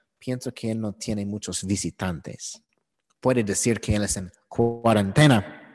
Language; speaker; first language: Spanish; non-native, learner; English